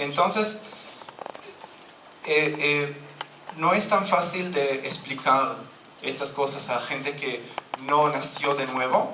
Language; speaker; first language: Spanish; non-native, fluent; Hebrew